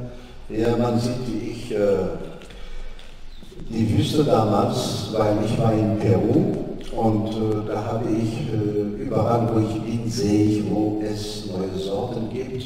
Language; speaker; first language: German; non-native, fluent; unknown